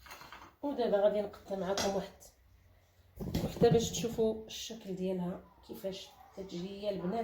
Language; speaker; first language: Arabic; native; Arabic